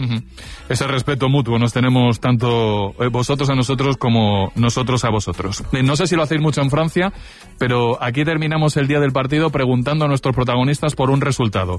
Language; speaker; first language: Spanish; native; Spanish